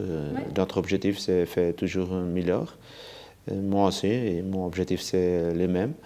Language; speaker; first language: French; non-native, fluent; Portuguese